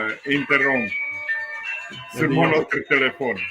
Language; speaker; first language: French; non-native, fluent; Romanian